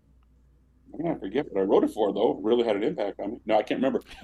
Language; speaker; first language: English; native; English